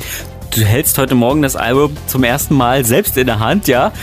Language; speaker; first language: German; native; German